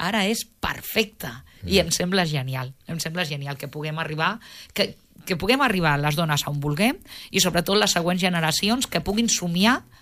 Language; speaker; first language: Catalan; native; Catalan